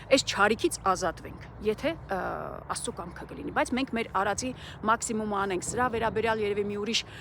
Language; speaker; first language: Armenian; native; Armenian